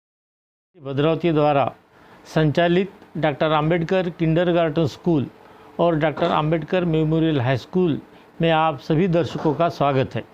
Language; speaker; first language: Hindi; non-native, local second language; Marathi